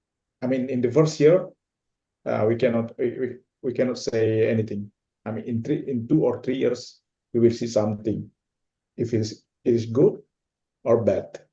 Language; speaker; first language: English; non-native, fluent; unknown